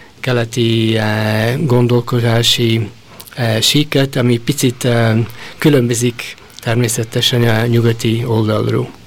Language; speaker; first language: Hungarian; early bilingual, heritage; Hungarian